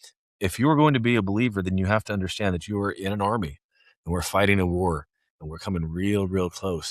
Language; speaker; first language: English; native; English